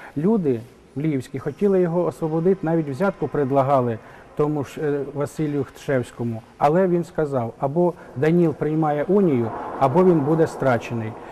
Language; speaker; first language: Ukrainian; native; Ukrainian